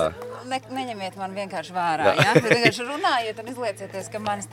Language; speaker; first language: Latvian; native; Latvian